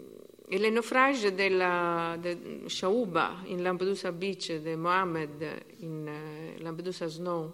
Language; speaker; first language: French; non-native, learner; Italian